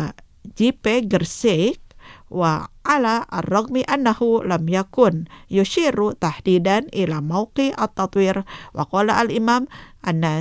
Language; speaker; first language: Arabic; non-native, fluent; Indonesian